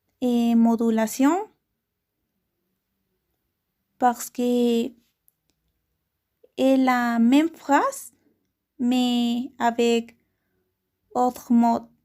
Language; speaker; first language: French; non-native, learner; Spanish